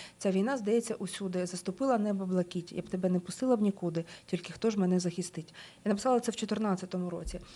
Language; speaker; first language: Ukrainian; native; Ukrainian